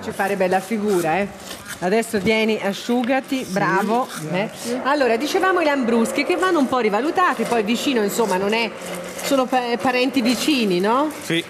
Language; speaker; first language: Italian; native; Italian